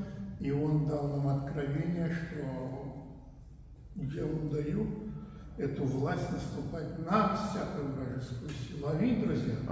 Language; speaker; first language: Russian; native; Russian